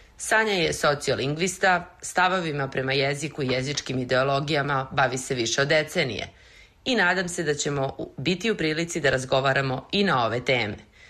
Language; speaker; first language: Serbian; native; Serbian